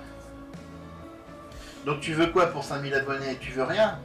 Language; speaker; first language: French; native; French